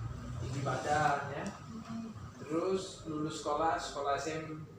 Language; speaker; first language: Indonesian; native; Indonesian